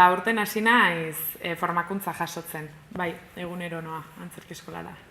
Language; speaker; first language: Basque; native; Basque